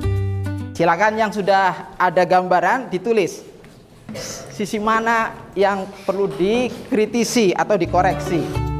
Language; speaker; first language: Indonesian; native; Indonesian